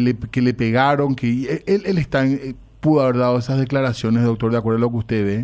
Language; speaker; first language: Spanish; native; Spanish